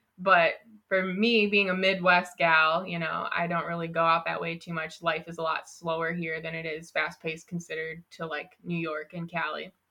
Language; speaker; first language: English; native; English